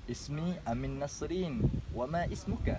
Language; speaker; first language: Arabic; non-native, learner; Malay